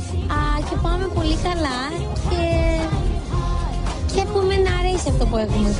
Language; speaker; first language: Greek; early bilingual, heritage; Greek